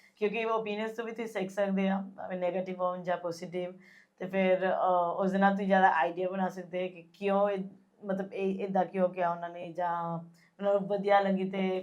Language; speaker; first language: Punjabi; early bilingual, heritage; Punjabi